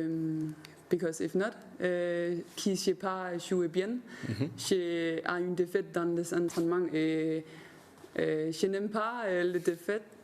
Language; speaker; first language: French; non-native, learner; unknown